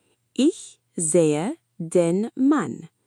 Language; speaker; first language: German; non-native, fluent; Arabic